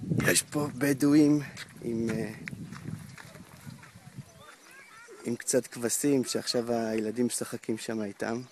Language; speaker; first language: Hebrew; native; Hebrew